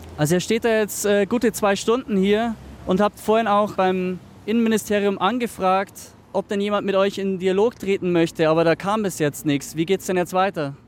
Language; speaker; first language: German; native; German